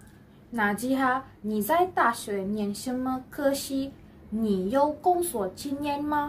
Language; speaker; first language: Chinese; non-native, learner; Malay